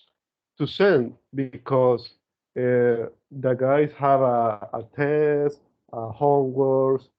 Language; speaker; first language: English; non-native, learner; Spanish